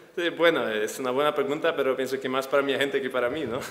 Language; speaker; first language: Spanish; non-native, fluent; Polish